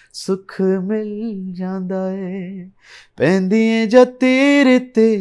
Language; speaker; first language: Urdu; early bilingual, heritage; Urdu